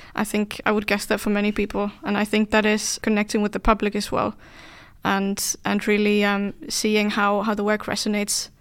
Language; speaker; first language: English; non-native, fluent; Finnish